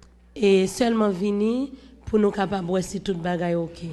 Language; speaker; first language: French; non-native, local second language; Haitian Creole